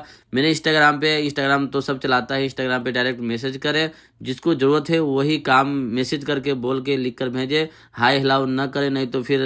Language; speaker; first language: Hindi; native; Hindi